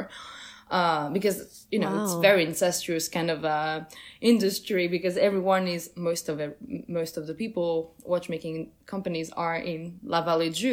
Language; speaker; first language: English; non-native, fluent; Portuguese